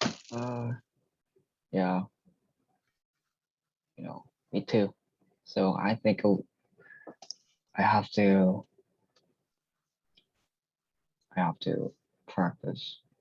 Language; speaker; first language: English; non-native, learner; Korean